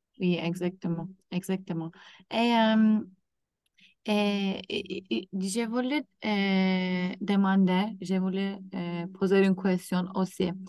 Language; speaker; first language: French; non-native, learner; Turkish